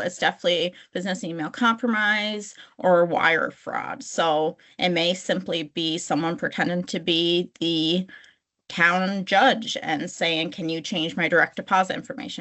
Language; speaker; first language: English; native; English